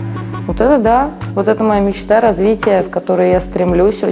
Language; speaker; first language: Russian; native; Russian